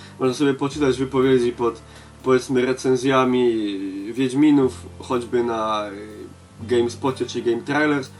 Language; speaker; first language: Polish; native; Polish